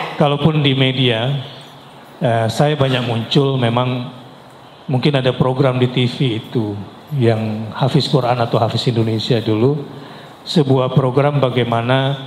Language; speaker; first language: Indonesian; native; Indonesian